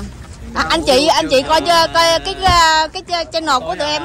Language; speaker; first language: Vietnamese; native; Vietnamese